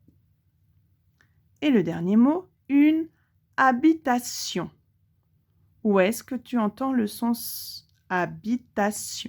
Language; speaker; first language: French; native; French